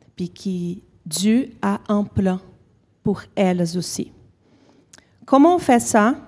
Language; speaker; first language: French; non-native, fluent; Portuguese